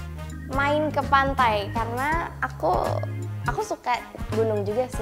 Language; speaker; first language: Indonesian; native; Indonesian